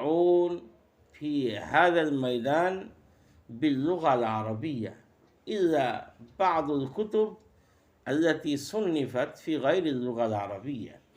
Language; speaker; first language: Arabic; non-native, fluent; Bangla